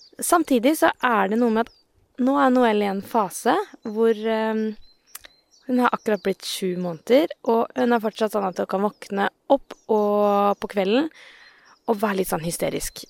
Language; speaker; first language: Norwegian; native; Norwegian